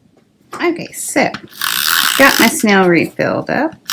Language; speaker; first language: English; native; English